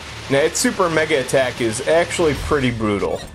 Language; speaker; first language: English; native; English